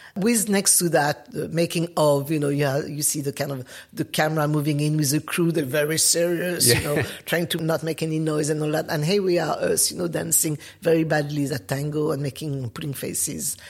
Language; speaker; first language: English; non-native, fluent; French